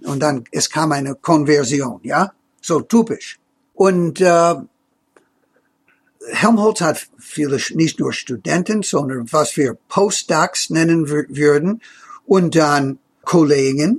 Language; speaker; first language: German; non-native, fluent; English